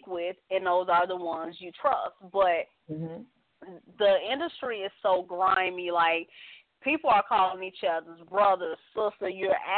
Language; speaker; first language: English; native; English